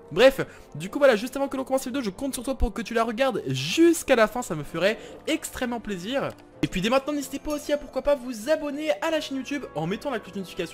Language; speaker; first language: French; native; French